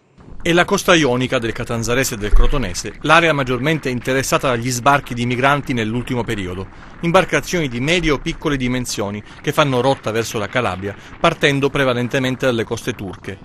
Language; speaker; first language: Italian; native; Italian